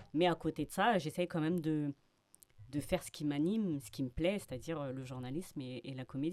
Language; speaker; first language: French; early bilingual, other home language; Fula